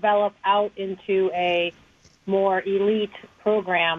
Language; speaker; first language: English; native; English